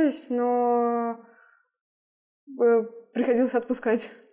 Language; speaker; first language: Russian; native; Russian